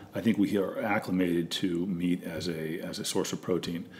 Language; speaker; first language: English; native; English